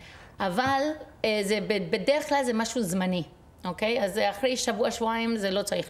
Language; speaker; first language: Hebrew; non-native, fluent; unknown